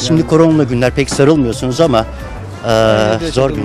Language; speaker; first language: Turkish; native; Turkish